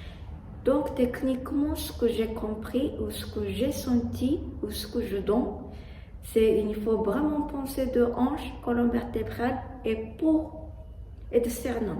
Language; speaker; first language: French; non-native, learner; Japanese